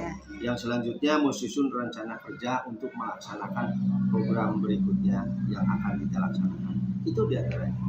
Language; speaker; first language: Indonesian; native; Indonesian